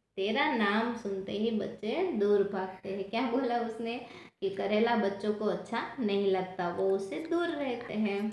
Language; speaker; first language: Hindi; non-native, local second language; Gujarati